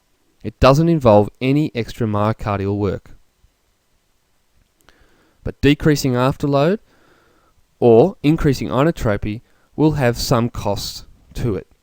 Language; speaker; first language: English; native; English